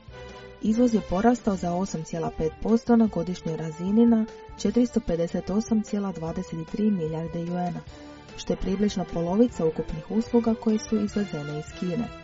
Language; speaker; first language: Croatian; native; Croatian